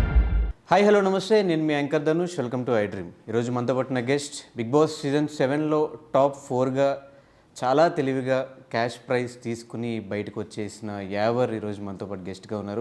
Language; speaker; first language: Telugu; native; Telugu